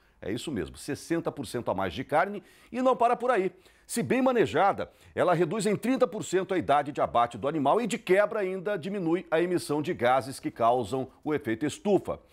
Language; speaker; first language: Portuguese; native; Portuguese